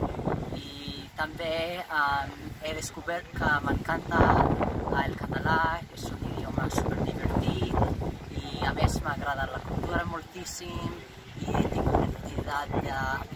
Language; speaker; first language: Catalan; non-native, learner; English